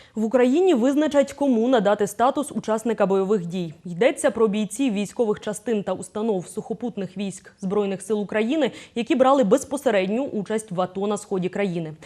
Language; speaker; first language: Ukrainian; native; Ukrainian